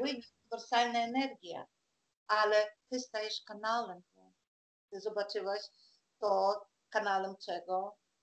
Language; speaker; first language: Polish; non-native, fluent; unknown